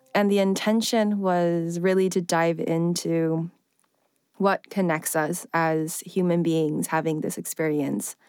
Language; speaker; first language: English; early bilingual, other home language; Chinese